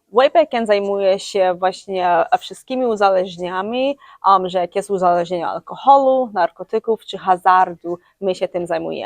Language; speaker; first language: Polish; early bilingual, heritage; English